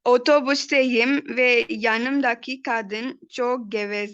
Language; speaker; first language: Turkish; non-native, learner; Urdu